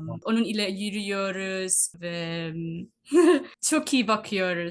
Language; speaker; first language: Turkish; non-native, fluent; Telugu